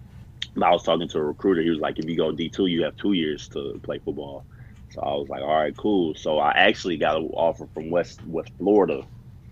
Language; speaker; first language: English; native; English